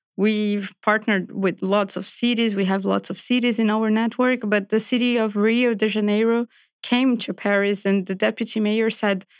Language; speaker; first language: English; non-native, fluent; Portuguese